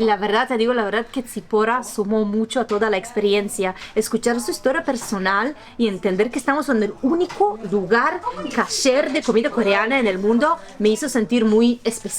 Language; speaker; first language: Spanish; non-native, fluent; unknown